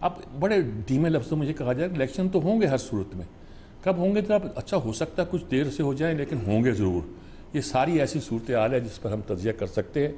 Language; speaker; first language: Urdu; native; Urdu